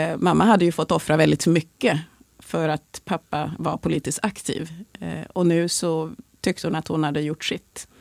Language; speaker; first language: Swedish; early bilingual, other home language; Swahili